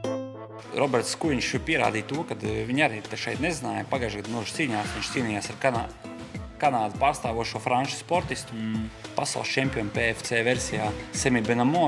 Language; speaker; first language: Latvian; native; Latvian